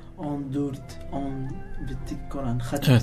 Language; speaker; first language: Turkish; non-native, learner; Arabic